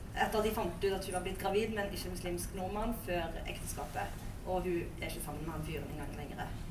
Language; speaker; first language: Norwegian; early bilingual, other home language; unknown